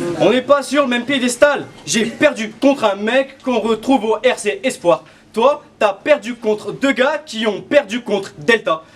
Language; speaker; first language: French; native; French